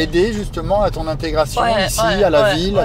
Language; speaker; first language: French; native; French